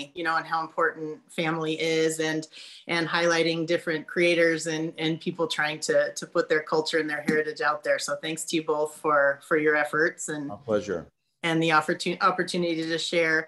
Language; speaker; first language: English; native; English